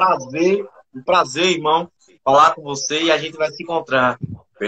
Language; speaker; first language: Portuguese; native; Portuguese